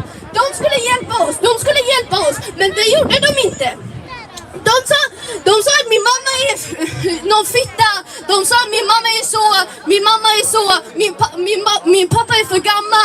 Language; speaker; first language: Swedish; early bilingual, other home language; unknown